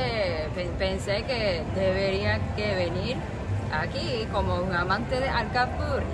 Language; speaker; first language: Spanish; non-native, learner; Japanese